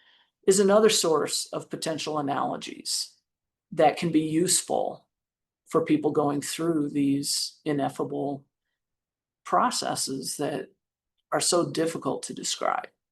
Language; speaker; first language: English; native; English